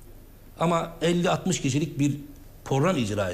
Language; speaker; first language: Turkish; native; Turkish